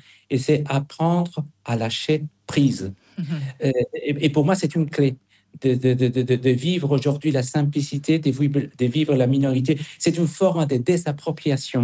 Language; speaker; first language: French; non-native, fluent; Spanish